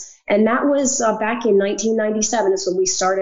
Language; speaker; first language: English; native; English